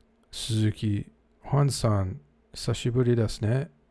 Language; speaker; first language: Japanese; non-native, learner; English